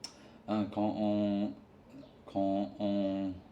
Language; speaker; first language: French; non-native, learner; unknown